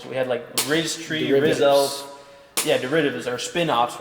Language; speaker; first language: English; native; English